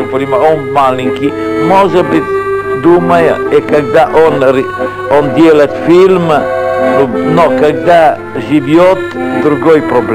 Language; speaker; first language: Russian; non-native, learner; Italian